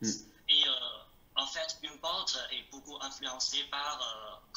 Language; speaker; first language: French; non-native, learner; Chinese